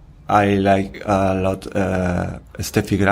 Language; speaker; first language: English; non-native, learner; Spanish